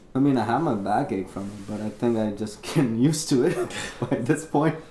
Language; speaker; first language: English; non-native, local second language; Tamil